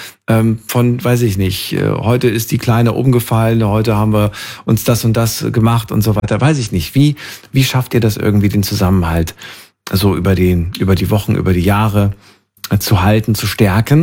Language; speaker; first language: German; native; German